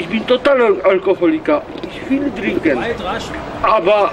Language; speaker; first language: German; non-native, learner; Polish